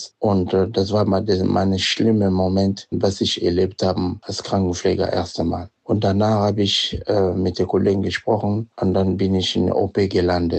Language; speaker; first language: German; non-native, fluent; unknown